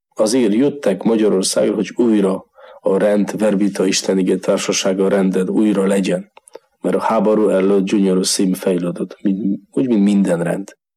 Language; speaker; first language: Hungarian; non-native, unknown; Polish